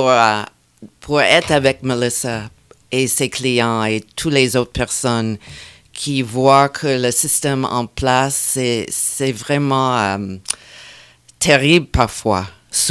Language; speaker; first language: French; non-native, fluent; English